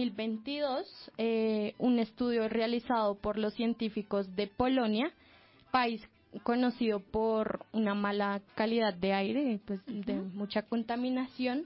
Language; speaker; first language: Spanish; native; Spanish